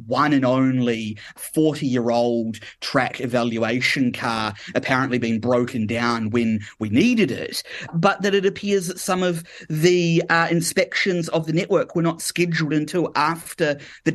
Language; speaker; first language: English; native; English